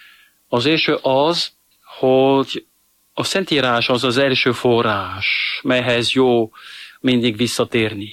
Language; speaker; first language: Hungarian; non-native, fluent; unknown